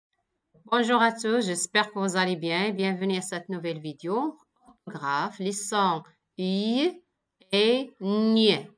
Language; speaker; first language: French; non-native, local second language; Arabic